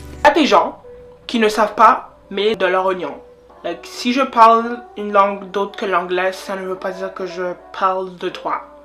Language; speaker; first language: French; native; French